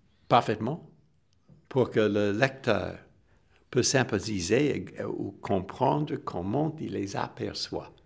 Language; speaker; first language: French; non-native, fluent; English